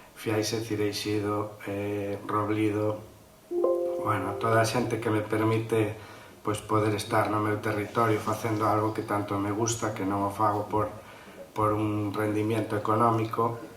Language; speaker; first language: Galician; native; Galician